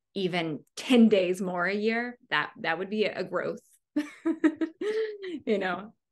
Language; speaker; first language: English; native; English